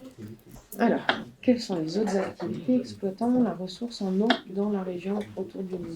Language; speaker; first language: French; native; French